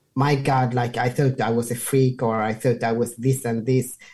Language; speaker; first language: English; non-native, fluent; Somali